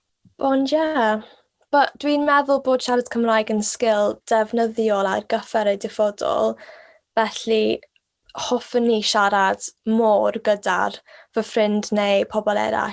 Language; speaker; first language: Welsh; non-native, local second language; English